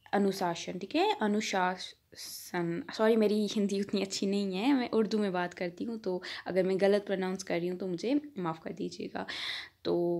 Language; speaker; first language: Hindi; non-native, local second language; Kashmiri